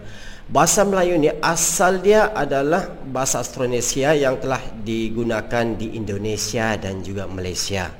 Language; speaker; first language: Malay; native; Malay